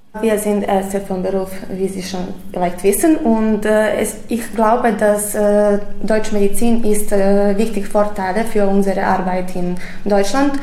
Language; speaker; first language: German; non-native, learner; Serbian